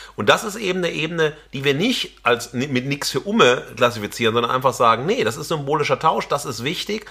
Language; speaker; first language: German; native; German